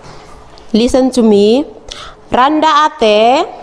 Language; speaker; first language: English; non-native, learner; Indonesian